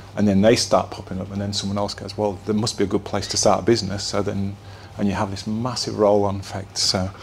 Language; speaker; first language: English; native; English